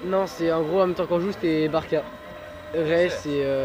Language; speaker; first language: French; native; French